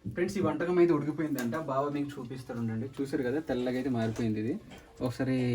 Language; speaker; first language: Telugu; non-native, local second language; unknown